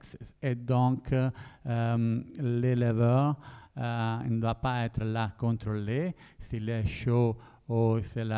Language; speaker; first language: French; non-native, learner; Italian